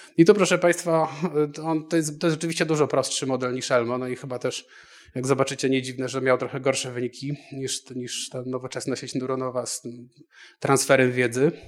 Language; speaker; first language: Polish; native; Polish